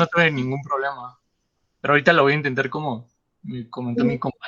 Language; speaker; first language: Spanish; native; Spanish